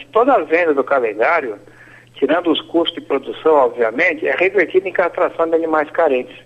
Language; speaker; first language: Portuguese; native; Portuguese